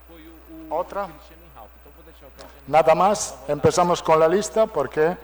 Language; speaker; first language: Portuguese; non-native, learner; Italian